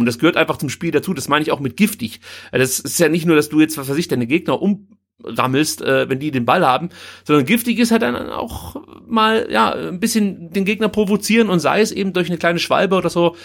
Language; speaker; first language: German; native; German